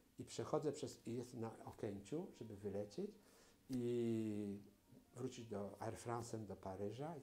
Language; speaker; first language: Polish; native; Polish